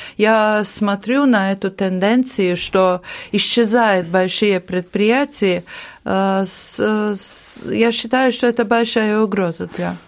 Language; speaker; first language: Russian; non-native, local second language; Latvian